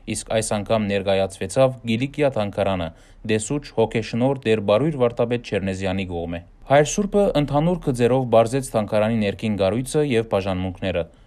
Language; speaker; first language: Armenian; early bilingual, heritage; Armenian